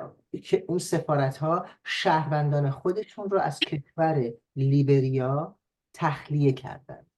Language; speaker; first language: Persian; native; Persian